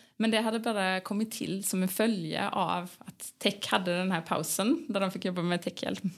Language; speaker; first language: Swedish; native; Swedish